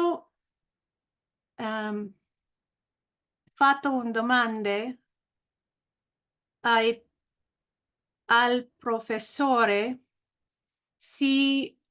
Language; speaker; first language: Italian; non-native, learner; English